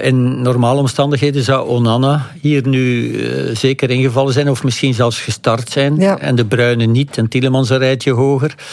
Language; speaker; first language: Dutch; native; Dutch